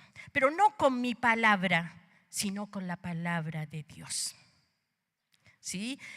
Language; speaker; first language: Spanish; native; Spanish